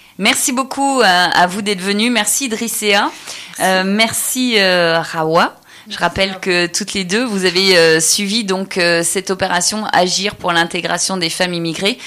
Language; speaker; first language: French; native; French